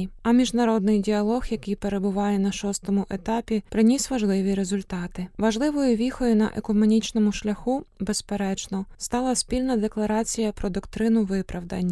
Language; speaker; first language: Ukrainian; native; Ukrainian